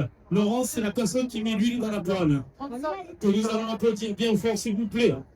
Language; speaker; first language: French; native; French